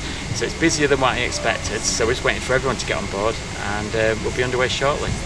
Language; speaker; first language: English; native; English